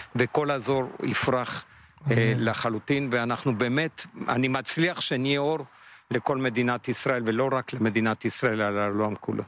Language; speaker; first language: Hebrew; non-native, fluent; Spanish